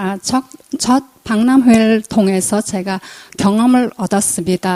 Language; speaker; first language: Korean; non-native, fluent; Mongolian